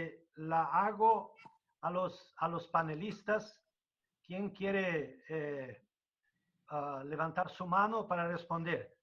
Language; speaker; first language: Spanish; non-native, fluent; Portuguese